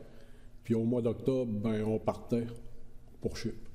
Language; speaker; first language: French; native; French